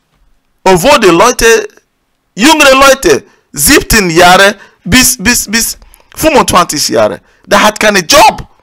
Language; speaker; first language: German; non-native, learner; Igbo